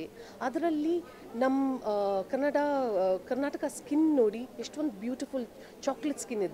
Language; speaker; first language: Kannada; non-native, fluent; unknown